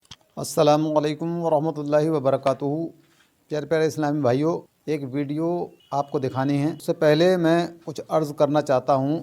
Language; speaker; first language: Urdu; native; Urdu